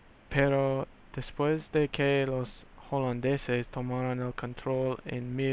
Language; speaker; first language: Spanish; non-native, learner; English